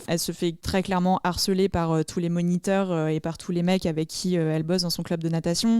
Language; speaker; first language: French; native; French